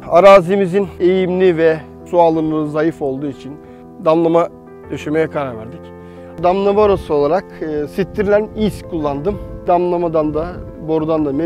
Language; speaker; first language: Turkish; native; Turkish